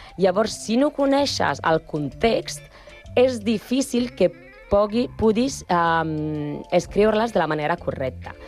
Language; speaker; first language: Catalan; non-native, learner; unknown